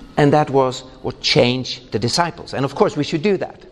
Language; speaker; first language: English; non-native, fluent; Swedish